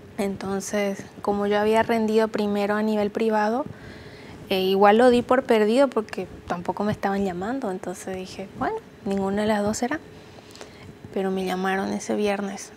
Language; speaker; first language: Spanish; native; Spanish